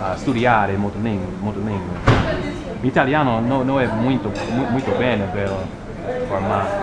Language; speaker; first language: Italian; non-native, learner; English